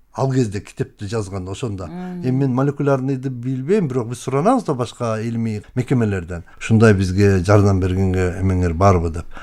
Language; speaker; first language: Kyrgyz; native; Kyrgyz